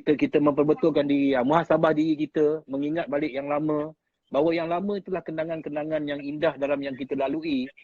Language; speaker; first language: Malay; native; Malay